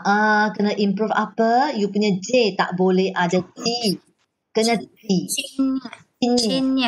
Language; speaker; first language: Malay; non-native, local second language; Chinese